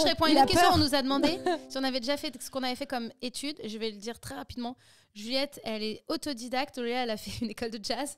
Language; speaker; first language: French; native; French